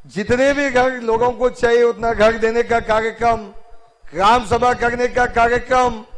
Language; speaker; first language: Hindi; non-native, local second language; Kannada